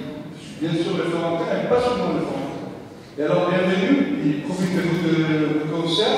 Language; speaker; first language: French; non-native, fluent; Italian